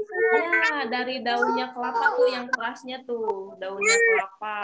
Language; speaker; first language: Indonesian; native; Indonesian